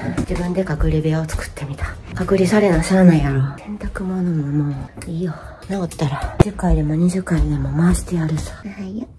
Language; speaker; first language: Japanese; native; Japanese